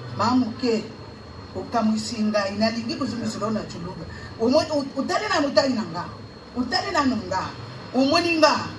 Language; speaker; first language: Lingala; non-native, local second language; Luba-Lulua